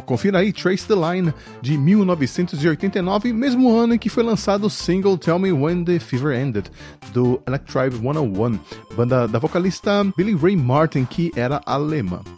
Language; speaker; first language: Portuguese; native; Portuguese